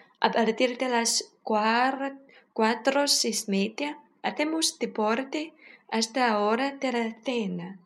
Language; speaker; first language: Spanish; non-native, learner; Chinese